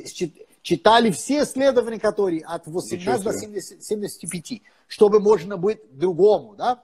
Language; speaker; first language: Russian; non-native, fluent; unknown